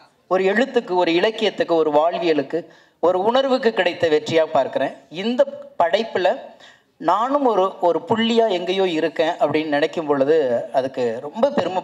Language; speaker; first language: Tamil; native; Tamil